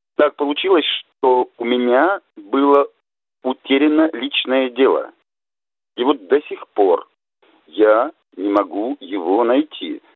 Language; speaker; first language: Russian; native; Russian